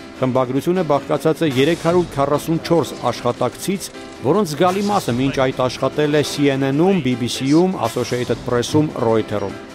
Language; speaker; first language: Armenian; native; Armenian